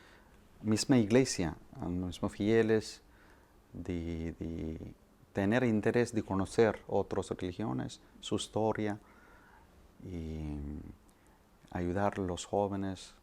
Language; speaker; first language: Spanish; non-native, fluent; Malayalam